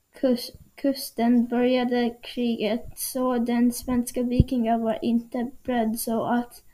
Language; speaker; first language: Swedish; non-native, learner; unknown